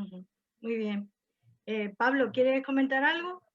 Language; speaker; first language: Spanish; native; Spanish